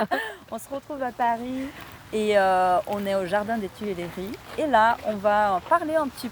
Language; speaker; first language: French; non-native, fluent; Portuguese